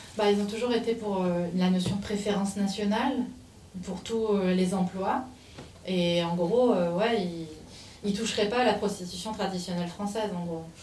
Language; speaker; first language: French; native; French